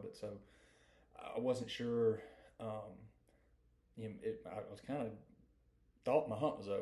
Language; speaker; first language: English; native; English